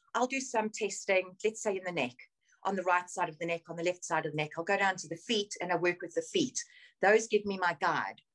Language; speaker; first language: English; native; English